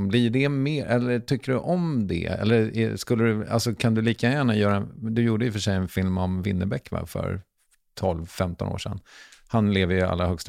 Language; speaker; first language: Swedish; native; Swedish